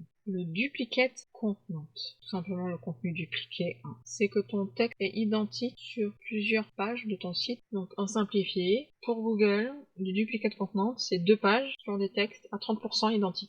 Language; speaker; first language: French; native; French